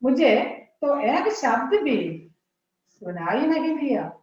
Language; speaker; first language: Hindi; non-native, local second language; Malayalam